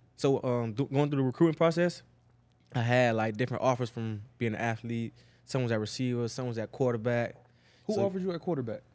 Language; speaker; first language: English; native; English